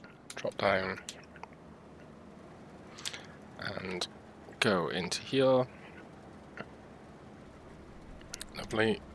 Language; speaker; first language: English; native; English